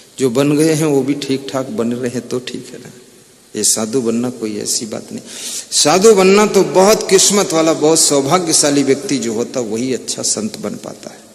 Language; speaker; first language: Hindi; native; Hindi